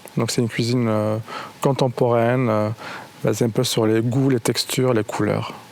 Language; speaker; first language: French; non-native, local second language; Arabic